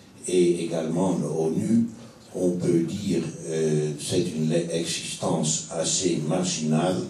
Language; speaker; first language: French; non-native, fluent; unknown